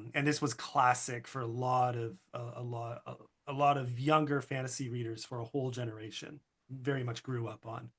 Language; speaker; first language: English; native; English